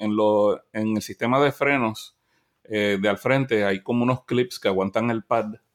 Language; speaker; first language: Spanish; native; Spanish